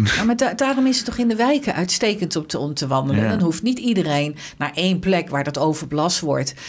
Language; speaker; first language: Dutch; native; Dutch